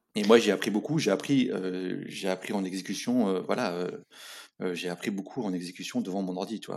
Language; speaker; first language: French; native; French